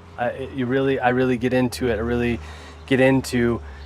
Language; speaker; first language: English; native; English